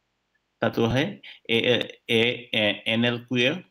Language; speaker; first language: Spanish; non-native, learner; English